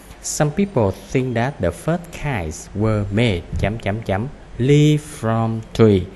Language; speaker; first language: English; non-native, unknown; Vietnamese